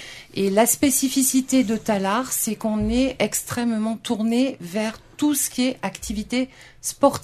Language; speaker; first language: French; native; French